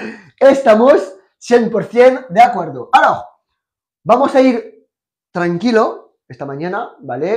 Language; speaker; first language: Spanish; non-native, fluent; French